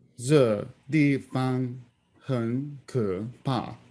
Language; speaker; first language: Chinese; non-native, learner; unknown